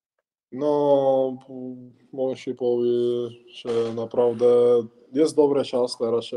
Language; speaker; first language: Polish; non-native, learner; Spanish